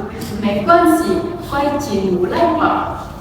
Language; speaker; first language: Chinese; non-native, learner; Indonesian